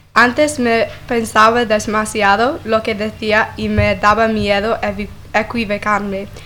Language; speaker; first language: Spanish; non-native, learner; English